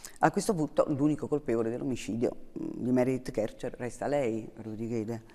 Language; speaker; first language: Italian; native; Italian